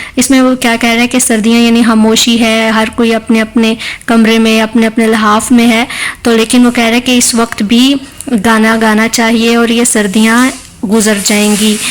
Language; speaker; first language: Urdu; non-native, local second language; Punjabi